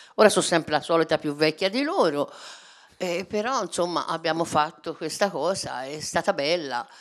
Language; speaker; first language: Italian; native; Italian